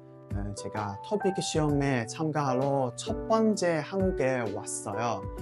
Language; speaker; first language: Korean; non-native, fluent; Chinese